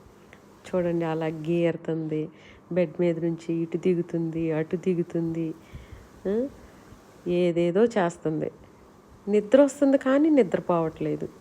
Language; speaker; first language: Telugu; native; Telugu